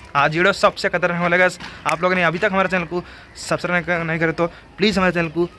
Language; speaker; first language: Hindi; non-native, local second language; Kannada